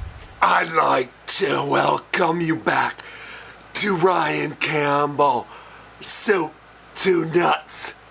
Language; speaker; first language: English; native; English